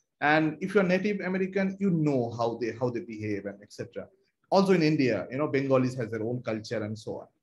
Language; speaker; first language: English; non-native, local second language; Bangla